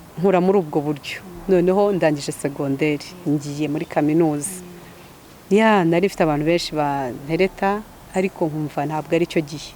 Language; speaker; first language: Kinyarwanda; early bilingual, heritage; Kinyarwanda